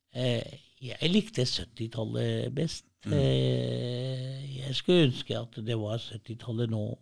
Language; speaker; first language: Norwegian; early bilingual, other home language; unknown